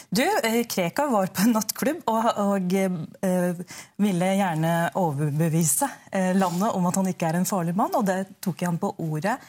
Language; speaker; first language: Norwegian; early bilingual, other home language; Urdu